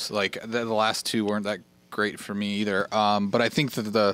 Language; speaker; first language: English; native; English